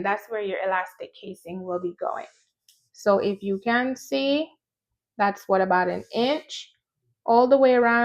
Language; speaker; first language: English; native; English